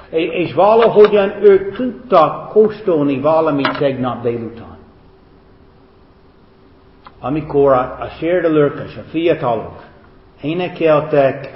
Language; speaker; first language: Hungarian; non-native, fluent; English